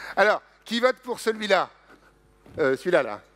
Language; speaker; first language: French; native; French